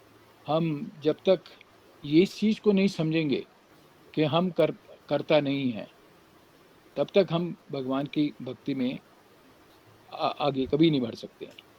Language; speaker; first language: Hindi; native; Hindi